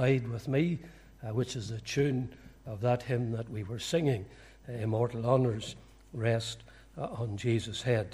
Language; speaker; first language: English; native; English